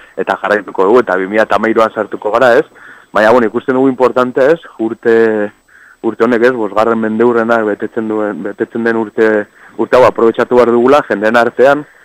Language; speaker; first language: Basque; non-native, local second language; Spanish